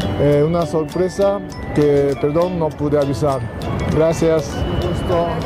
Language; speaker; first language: Spanish; non-native, learner; Japanese